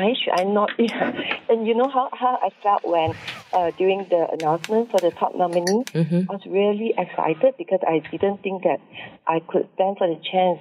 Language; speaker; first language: English; non-native, local second language; Min Nan Chinese